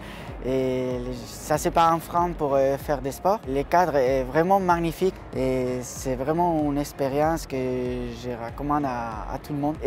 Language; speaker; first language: French; non-native, fluent; Spanish